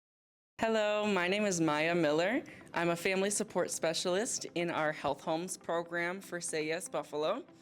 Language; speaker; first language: English; native; English